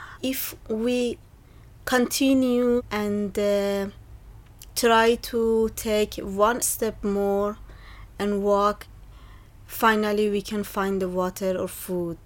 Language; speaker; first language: English; non-native, learner; Persian